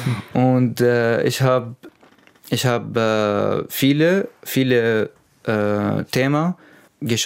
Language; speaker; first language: German; non-native, learner; Arabic